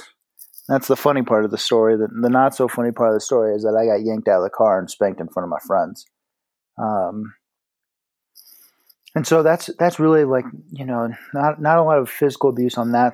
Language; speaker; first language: English; native; English